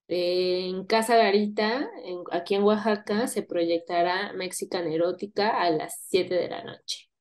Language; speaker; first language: Spanish; native; Spanish